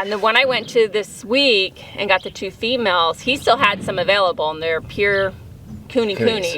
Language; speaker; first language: English; native; English